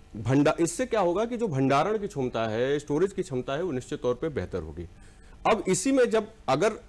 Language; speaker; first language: Hindi; native; Hindi